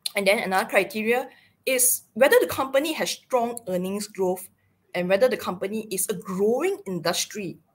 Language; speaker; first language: English; non-native, local second language; Chinese